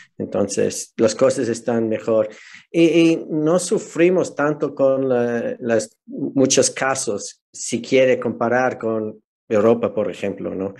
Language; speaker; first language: Spanish; non-native, fluent; English